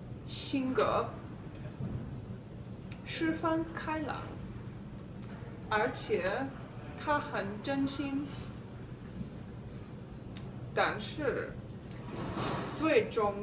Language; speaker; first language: Chinese; non-native, learner; English